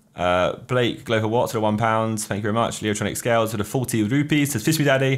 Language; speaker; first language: English; native; English